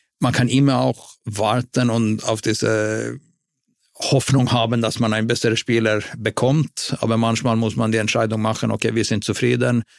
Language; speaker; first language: German; non-native, fluent; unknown